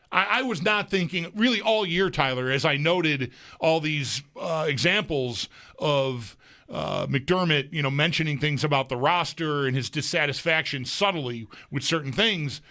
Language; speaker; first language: English; native; English